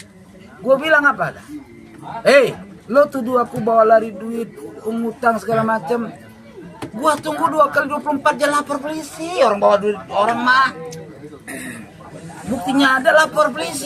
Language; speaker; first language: Indonesian; native; Indonesian